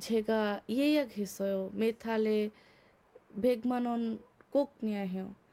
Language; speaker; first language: Korean; non-native, learner; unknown